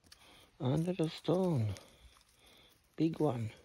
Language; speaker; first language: English; non-native, learner; Swedish